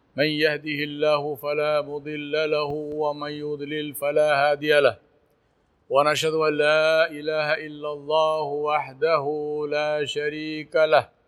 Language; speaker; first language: Arabic; non-native, fluent; Urdu